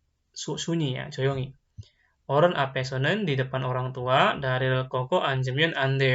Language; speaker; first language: Korean; non-native, fluent; Indonesian